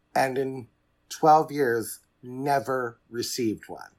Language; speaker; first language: English; native; English